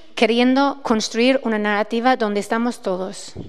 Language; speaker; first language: Spanish; non-native, fluent; English